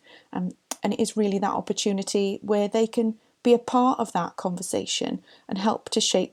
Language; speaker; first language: English; native; English